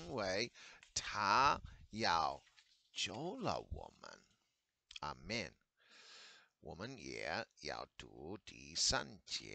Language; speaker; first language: Chinese; non-native, fluent; English